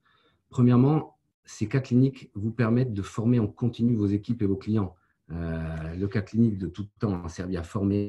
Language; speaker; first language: French; native; French